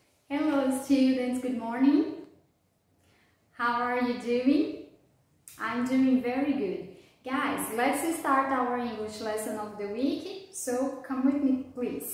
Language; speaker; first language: English; non-native, fluent; Portuguese